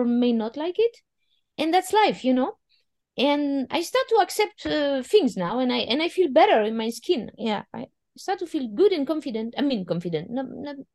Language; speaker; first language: English; non-native, fluent; French